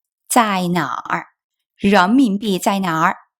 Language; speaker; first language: Chinese; non-native, fluent; Korean